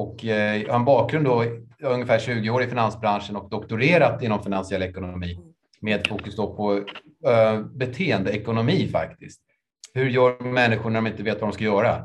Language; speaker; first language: Swedish; native; Swedish